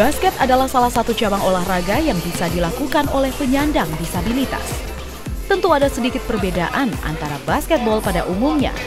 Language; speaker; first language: Indonesian; native; Indonesian